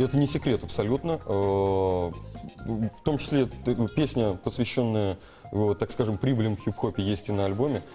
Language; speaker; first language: Russian; native; Russian